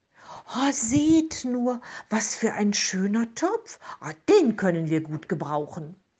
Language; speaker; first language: German; native; German